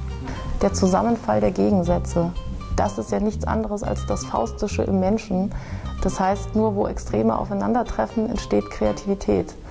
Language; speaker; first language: German; native; German